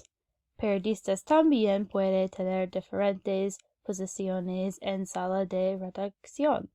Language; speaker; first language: Spanish; non-native, learner; English